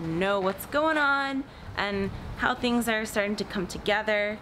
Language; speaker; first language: English; native; English